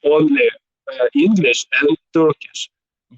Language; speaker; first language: English; non-native, learner; Belarusian